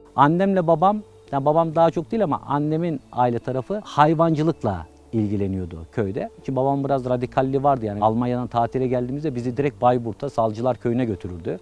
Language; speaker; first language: Turkish; early bilingual, heritage; Turkish